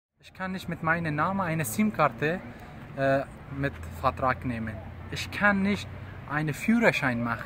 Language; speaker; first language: German; non-native, learner; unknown